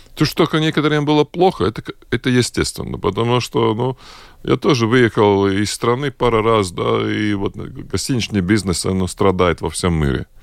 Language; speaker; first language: Russian; non-native, local second language; Latvian